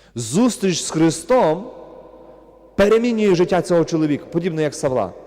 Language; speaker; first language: Ukrainian; native; Ukrainian